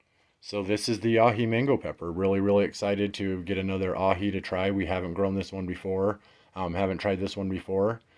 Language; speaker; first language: English; native; English